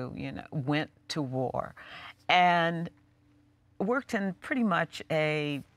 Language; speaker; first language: English; native; English